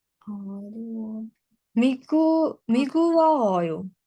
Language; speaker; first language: Korean; non-native, learner; Burmese